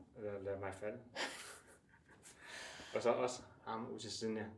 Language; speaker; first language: Danish; non-native, learner; Chinese